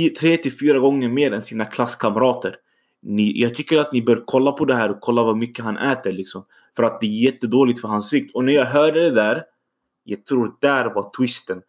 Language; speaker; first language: Swedish; early bilingual, other home language; Arabic